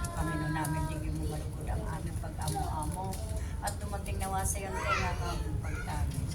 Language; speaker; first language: Filipino; native; Filipino